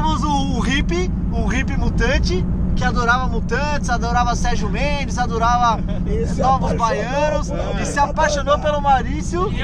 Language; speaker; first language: Portuguese; native; Portuguese